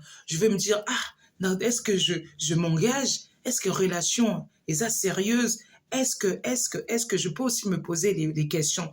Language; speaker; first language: French; non-native, local second language; Lingala